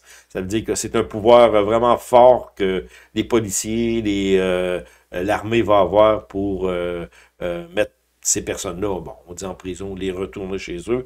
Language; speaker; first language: French; native; French